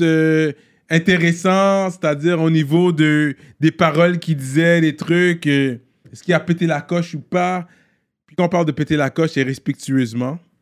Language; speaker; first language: French; native; French